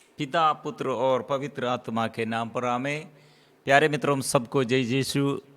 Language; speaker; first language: Hindi; non-native, local second language; Malayalam